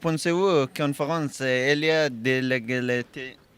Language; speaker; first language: French; non-native, learner; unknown